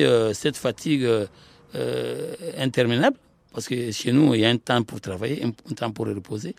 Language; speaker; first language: French; non-native, local second language; Soninke